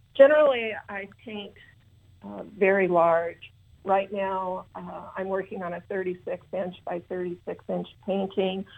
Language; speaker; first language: English; native; English